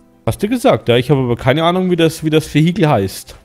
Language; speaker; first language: German; native; German